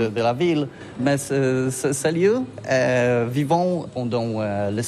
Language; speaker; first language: French; non-native, learner; Polish